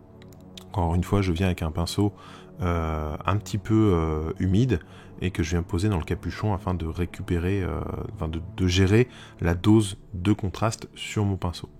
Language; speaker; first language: French; native; French